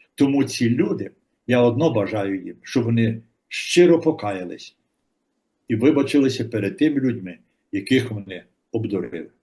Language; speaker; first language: Ukrainian; native; Ukrainian